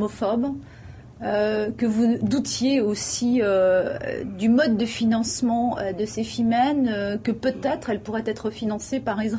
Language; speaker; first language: French; native; French